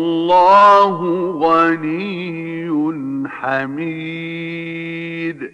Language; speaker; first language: Arabic; native; Arabic